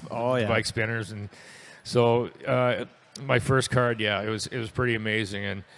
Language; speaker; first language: English; native; English